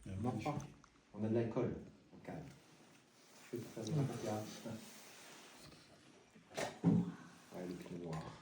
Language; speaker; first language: French; native; French